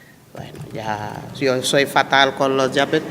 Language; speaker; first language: Spanish; non-native, fluent; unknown